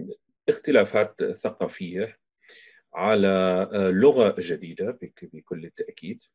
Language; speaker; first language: Arabic; non-native, fluent; German